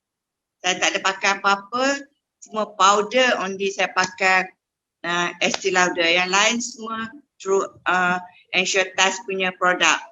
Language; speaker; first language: Malay; native; Malay